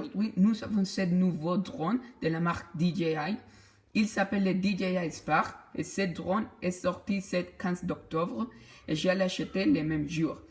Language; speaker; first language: French; non-native, learner; Spanish